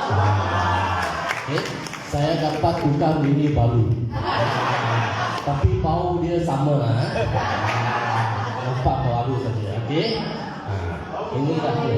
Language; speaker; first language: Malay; non-native, local second language; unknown